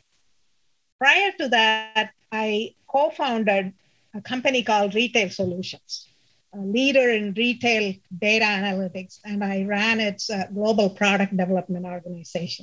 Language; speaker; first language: English; non-native, local second language; Tamil